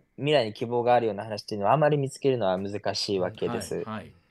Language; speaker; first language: Japanese; native; Japanese